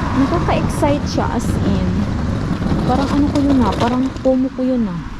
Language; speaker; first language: Filipino; non-native, local second language; Cebuano